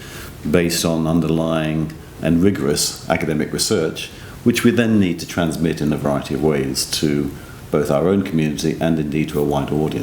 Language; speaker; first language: English; native; English